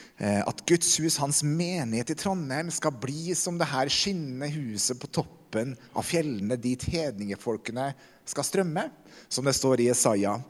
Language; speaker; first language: Norwegian; native; Norwegian